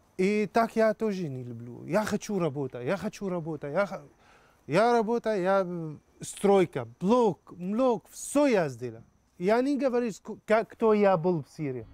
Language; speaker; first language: Russian; non-native, learner; Arabic